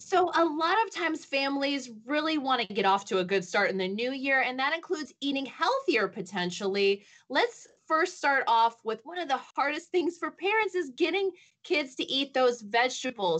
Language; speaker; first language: English; native; English